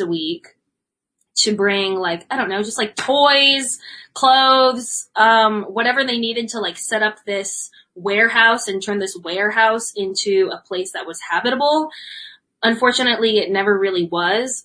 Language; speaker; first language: English; native; English